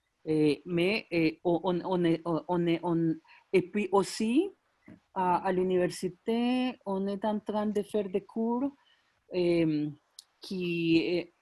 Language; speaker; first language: French; non-native, fluent; Spanish